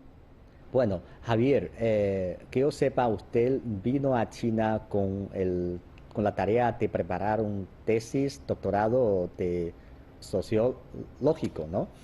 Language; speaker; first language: Spanish; non-native, fluent; Chinese